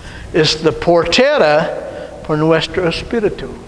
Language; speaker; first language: Spanish; non-native, learner; English